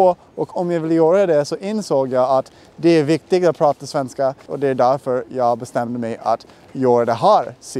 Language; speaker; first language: Swedish; non-native, fluent; English